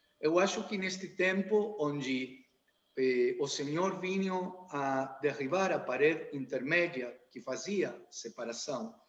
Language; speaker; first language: Portuguese; non-native, learner; Spanish